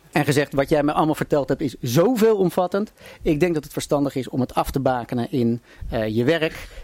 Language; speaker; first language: Dutch; native; Dutch